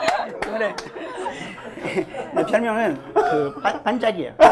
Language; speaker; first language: Korean; non-native, learner; French